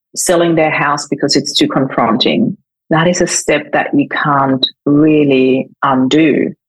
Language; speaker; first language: English; non-native, fluent; German